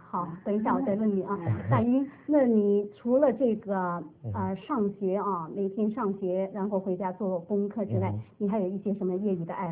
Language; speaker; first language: Chinese; native; Chinese